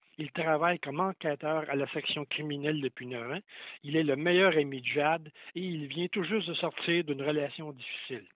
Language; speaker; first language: French; native; French